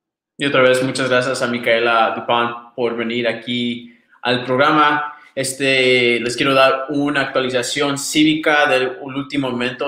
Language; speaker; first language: Spanish; early bilingual, other home language; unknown